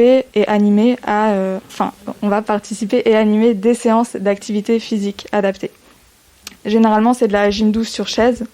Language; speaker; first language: French; native; French